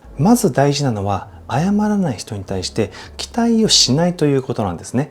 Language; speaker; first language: Japanese; native; Japanese